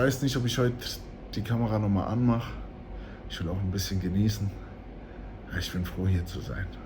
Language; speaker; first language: German; native; German